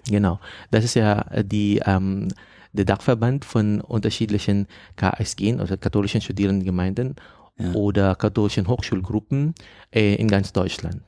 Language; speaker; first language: German; non-native, fluent; Filipino